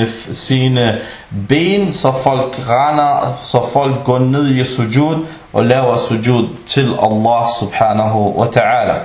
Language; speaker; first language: Danish; early bilingual, other home language; Arabic